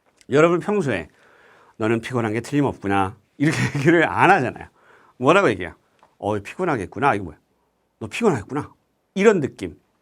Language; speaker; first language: Korean; native; Korean